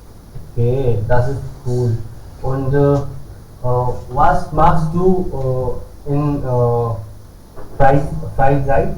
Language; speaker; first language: German; non-native, learner; Hindi